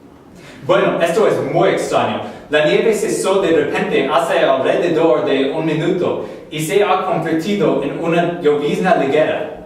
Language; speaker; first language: Spanish; non-native, learner; English